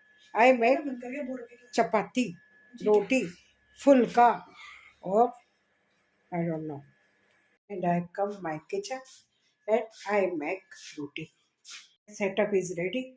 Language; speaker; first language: English; non-native, learner; Hindi